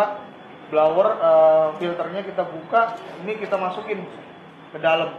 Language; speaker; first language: Malay; native; Malay